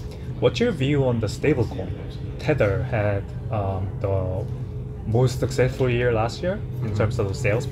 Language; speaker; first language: English; non-native, fluent; Korean